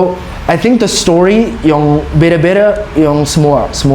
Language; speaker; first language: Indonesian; non-native, learner; English